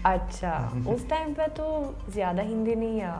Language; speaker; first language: Hindi; non-native, fluent; Swedish